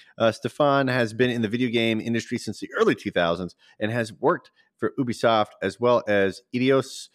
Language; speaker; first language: English; native; English